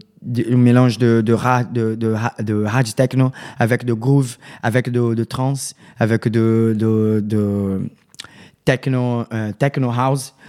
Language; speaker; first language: French; non-native, fluent; Portuguese